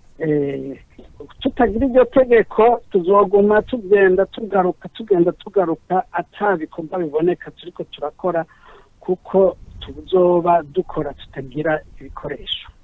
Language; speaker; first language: Rundi; native; Rundi